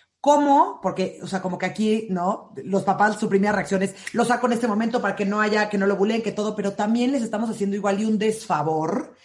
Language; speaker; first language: Spanish; native; Spanish